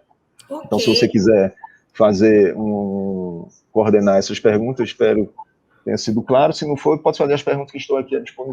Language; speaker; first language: Portuguese; native; Portuguese